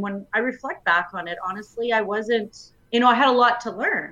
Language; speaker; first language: English; native; English